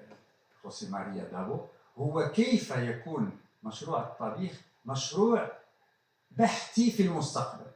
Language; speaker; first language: Arabic; native; Arabic